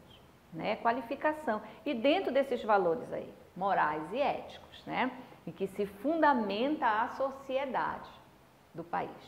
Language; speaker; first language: Portuguese; native; Portuguese